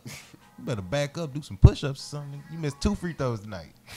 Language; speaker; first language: English; native; English